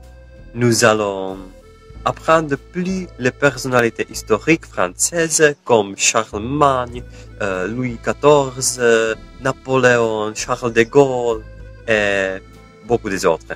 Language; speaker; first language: French; non-native, learner; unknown